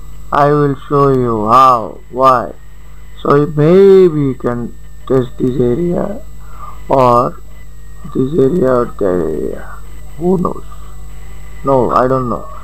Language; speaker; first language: English; non-native, local second language; Bangla